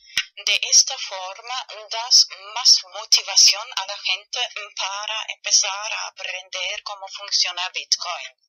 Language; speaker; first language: Spanish; non-native, fluent; German